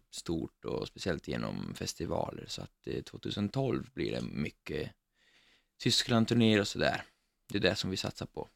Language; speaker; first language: Swedish; non-native, fluent; Italian